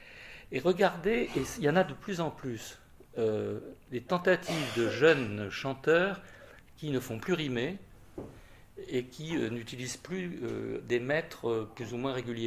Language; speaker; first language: French; native; French